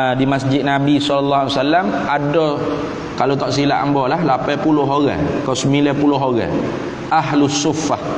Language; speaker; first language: Malay; native; Malay